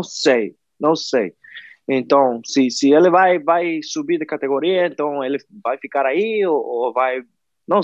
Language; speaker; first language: Portuguese; non-native, fluent; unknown